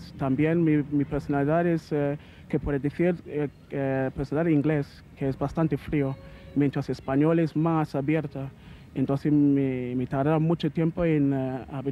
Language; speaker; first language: Spanish; non-native, learner; English